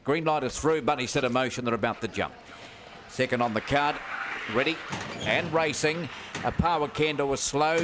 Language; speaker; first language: English; native; English